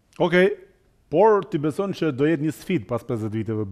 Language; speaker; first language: Albanian; native; Albanian